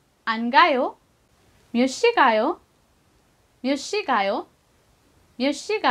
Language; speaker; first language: Korean; non-native, fluent; Filipino